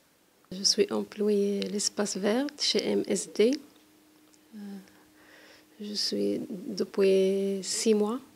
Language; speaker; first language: French; non-native, learner; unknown